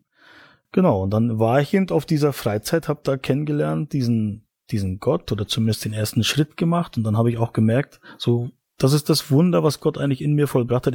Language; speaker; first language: German; native; German